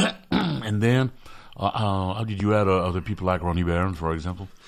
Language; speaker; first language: English; non-native, fluent; French